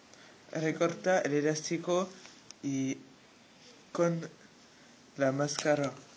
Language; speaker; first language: Spanish; non-native, learner; French